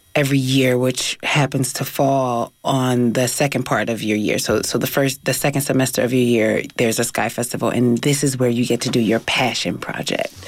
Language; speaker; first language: English; native; English